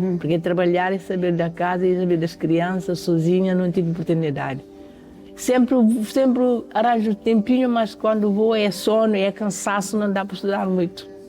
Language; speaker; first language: Portuguese; non-native, local second language; Kabuverdianu